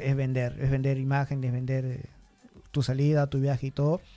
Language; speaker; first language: Spanish; native; Spanish